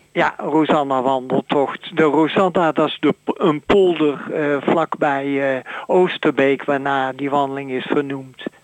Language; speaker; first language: Dutch; native; Dutch